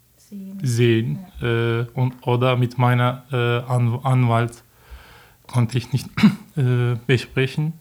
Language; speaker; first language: German; non-native, learner; Turkish